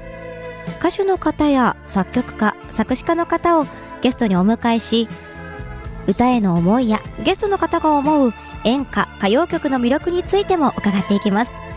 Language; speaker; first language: Japanese; native; Japanese